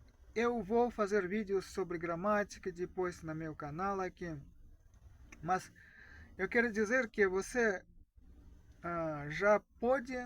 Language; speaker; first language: Portuguese; non-native, fluent; Russian